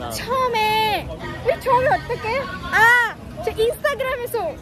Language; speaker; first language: Korean; non-native, learner; Hindi